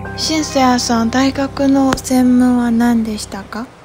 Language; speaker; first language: Japanese; non-native, learner; Chinese